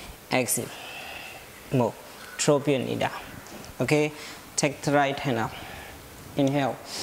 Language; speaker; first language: English; non-native, local second language; Hindi